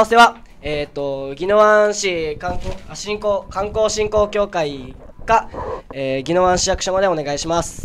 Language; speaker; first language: Japanese; native; Japanese